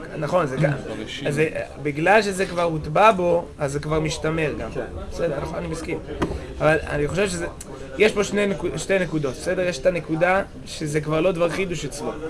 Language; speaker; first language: Hebrew; native; Hebrew